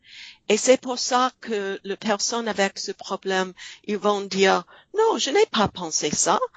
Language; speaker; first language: French; non-native, fluent; English